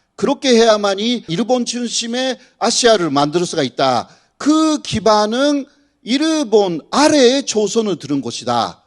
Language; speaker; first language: Korean; non-native, fluent; Japanese